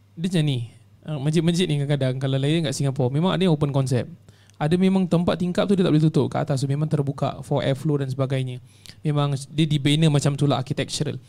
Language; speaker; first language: Malay; native; Malay